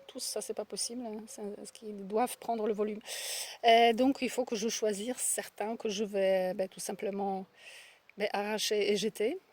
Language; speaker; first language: French; non-native, fluent; Polish